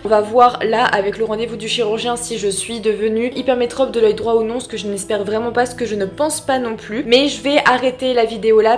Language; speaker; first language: French; native; French